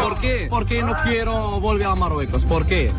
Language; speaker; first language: Spanish; non-native, learner; Arabic